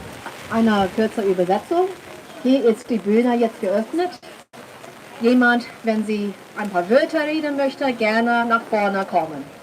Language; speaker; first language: German; non-native, fluent; Cantonese